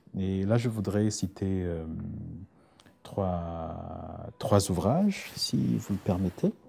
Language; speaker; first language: French; non-native, local second language; Rundi